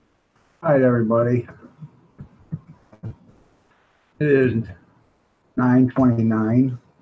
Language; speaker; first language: English; native; English